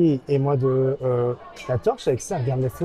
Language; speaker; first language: French; native; French